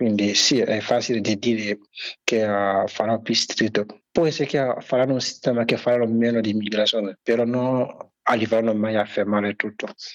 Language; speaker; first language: Italian; non-native, learner; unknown